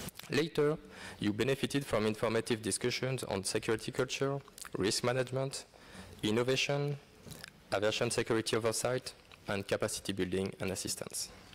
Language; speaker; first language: English; non-native, fluent; French